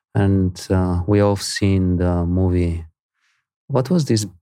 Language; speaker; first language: English; non-native, fluent; Spanish